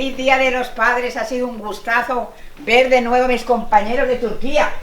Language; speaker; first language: Spanish; native; Spanish